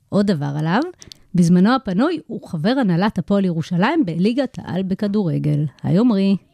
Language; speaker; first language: Hebrew; native; Hebrew